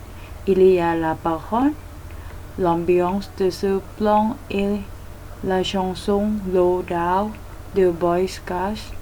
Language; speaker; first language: French; non-native, learner; Thai